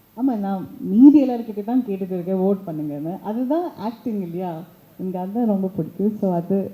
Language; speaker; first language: Tamil; early bilingual, heritage; Tamil